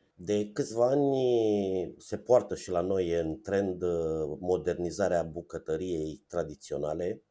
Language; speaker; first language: Romanian; native; Romanian